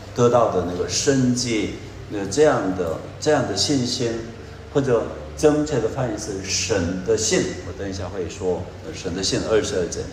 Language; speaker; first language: Chinese; non-native, fluent; Korean